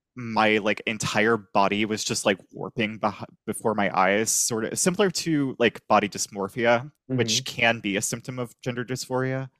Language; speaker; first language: English; native; English